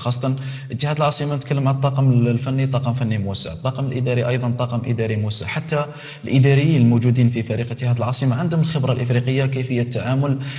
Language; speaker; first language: Arabic; native; Arabic